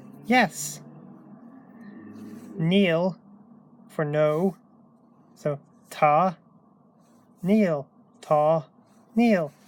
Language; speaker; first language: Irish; non-native, local second language; English